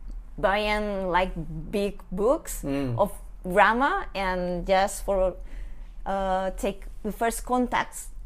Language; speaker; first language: English; non-native, learner; Spanish